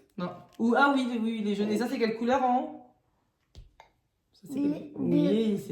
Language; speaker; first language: French; native; French